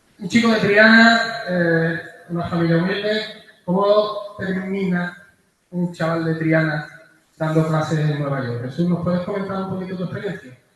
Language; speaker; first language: Spanish; native; Spanish